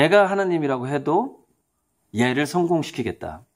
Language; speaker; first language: Korean; native; Korean